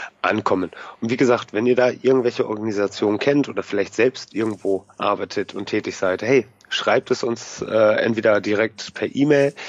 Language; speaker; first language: German; native; German